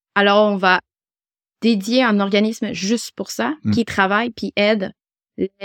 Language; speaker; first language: French; non-native, fluent; Spanish